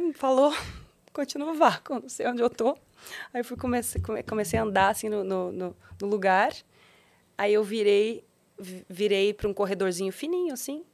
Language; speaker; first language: Portuguese; native; Portuguese